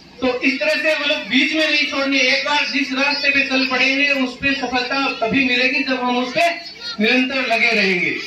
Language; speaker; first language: Hindi; native; Hindi